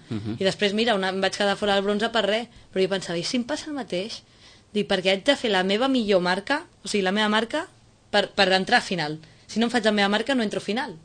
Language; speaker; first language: Catalan; native; Catalan